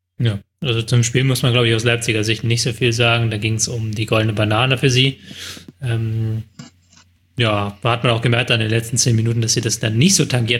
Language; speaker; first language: German; native; German